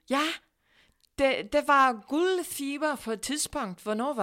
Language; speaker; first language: Danish; non-native, fluent; English